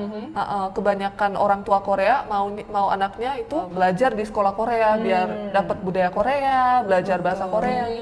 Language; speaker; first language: Indonesian; early bilingual, other home language; Korean